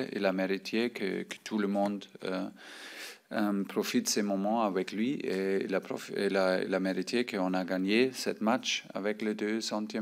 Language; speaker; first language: French; non-native, fluent; German